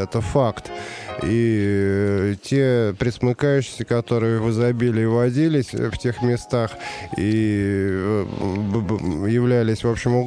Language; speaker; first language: Russian; native; Russian